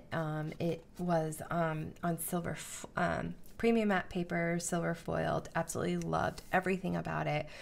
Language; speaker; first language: English; native; English